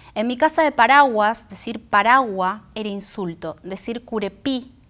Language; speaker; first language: Spanish; non-native, local second language; Guarani